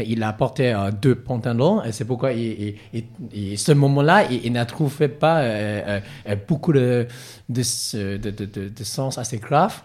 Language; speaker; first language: French; non-native, learner; Cantonese